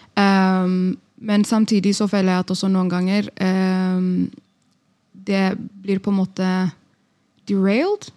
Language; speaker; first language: Norwegian; non-native, fluent; Amharic